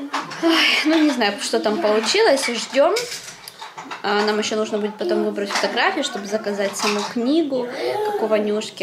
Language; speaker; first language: Russian; native; Russian